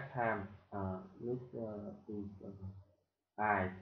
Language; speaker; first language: English; non-native, learner; Vietnamese